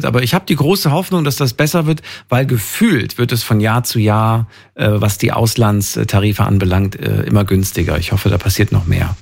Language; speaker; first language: German; native; German